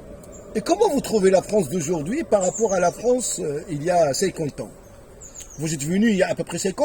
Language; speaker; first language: French; native; French